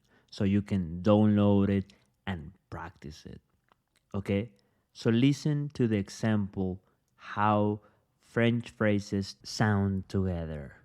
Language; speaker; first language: English; non-native, fluent; Spanish